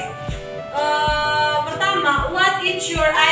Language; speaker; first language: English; non-native, learner; Indonesian